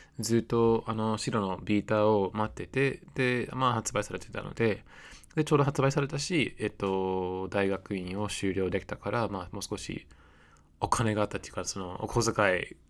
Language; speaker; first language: Japanese; non-native, fluent; English